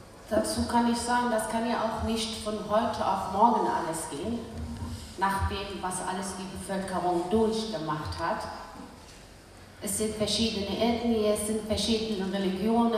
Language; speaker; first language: German; early bilingual, other home language; Kurdish